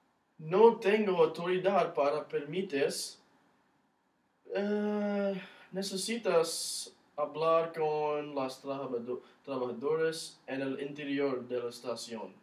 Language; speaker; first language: Spanish; non-native, learner; English